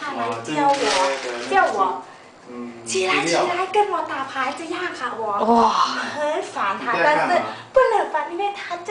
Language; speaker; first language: Chinese; non-native, learner; Thai